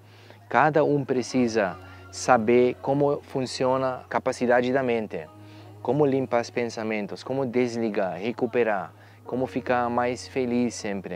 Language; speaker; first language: Portuguese; non-native, learner; German